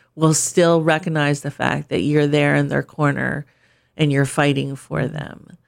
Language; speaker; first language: English; native; English